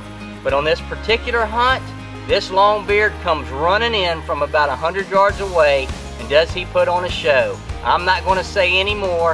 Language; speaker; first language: English; native; English